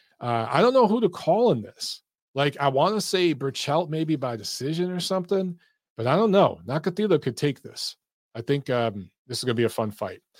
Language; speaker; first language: English; native; English